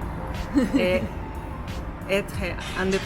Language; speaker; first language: French; non-native, fluent; Japanese